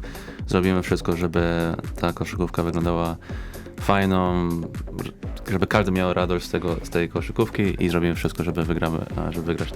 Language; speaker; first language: Polish; early bilingual, heritage; English